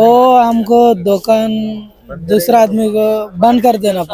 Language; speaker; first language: Hindi; non-native, learner; Bangla